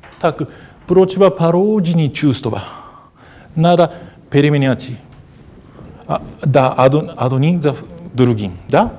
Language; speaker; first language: Russian; non-native, fluent; Japanese